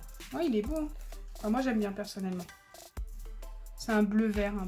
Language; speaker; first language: French; native; French